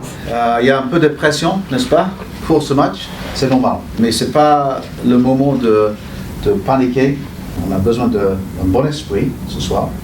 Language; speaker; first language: French; non-native, fluent; English